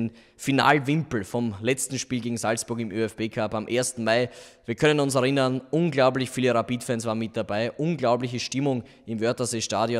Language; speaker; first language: German; native; German